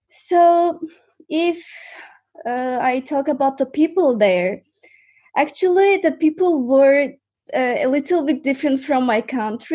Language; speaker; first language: English; non-native, fluent; Azerbaijani